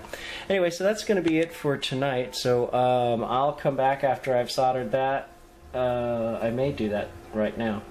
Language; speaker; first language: English; native; English